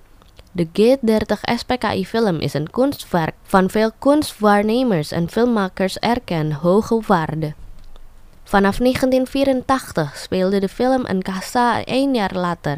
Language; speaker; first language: Dutch; non-native, fluent; Indonesian